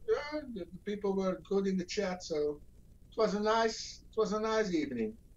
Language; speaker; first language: English; non-native, fluent; Dutch